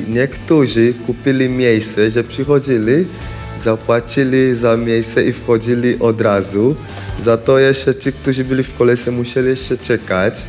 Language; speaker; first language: Polish; non-native, fluent; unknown